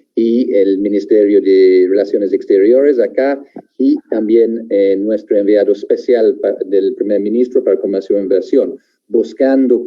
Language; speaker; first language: Spanish; non-native, fluent; English